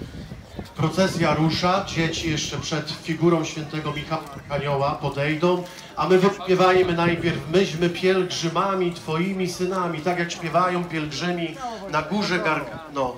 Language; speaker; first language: Polish; native; Polish